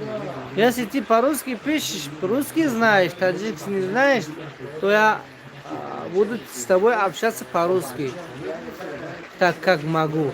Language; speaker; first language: Russian; non-native, fluent; Tajik